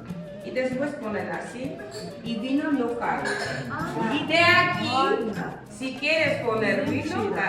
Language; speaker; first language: Spanish; non-native, fluent; Armenian